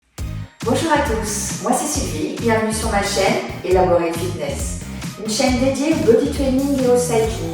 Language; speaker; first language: French; native; French